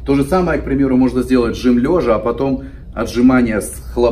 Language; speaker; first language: Russian; native; Russian